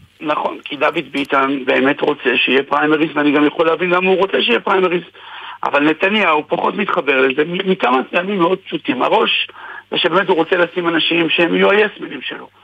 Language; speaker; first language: Hebrew; native; Hebrew